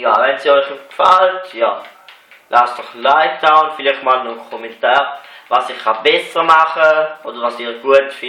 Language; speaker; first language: German; native; German